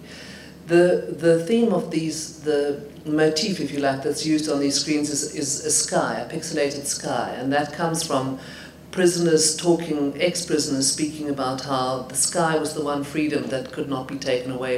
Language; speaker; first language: English; native; English